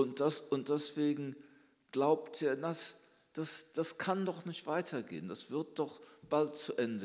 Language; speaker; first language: German; early bilingual, heritage; German